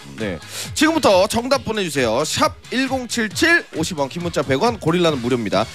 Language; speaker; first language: Korean; native; Korean